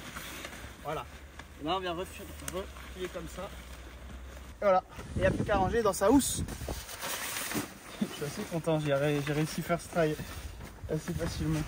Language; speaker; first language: French; native; French